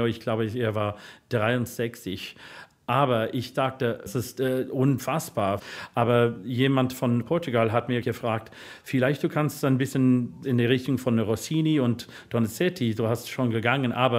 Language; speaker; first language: German; non-native, fluent; English